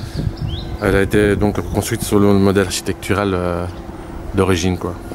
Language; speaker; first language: French; native; French